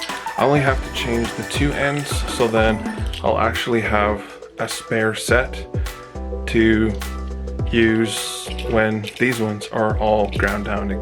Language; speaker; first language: English; native; English